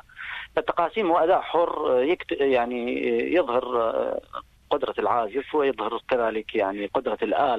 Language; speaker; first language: Arabic; native; Arabic